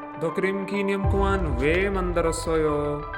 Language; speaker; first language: Korean; non-native, learner; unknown